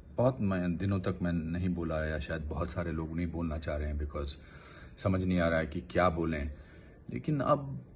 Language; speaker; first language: Hindi; native; Hindi